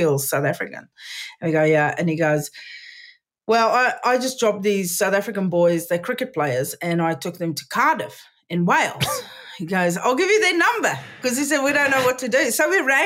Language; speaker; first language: English; non-native, local second language; Afrikaans